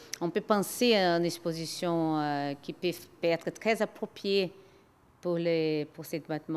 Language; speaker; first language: French; non-native, learner; Portuguese